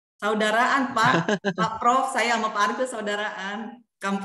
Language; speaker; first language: Indonesian; native; Indonesian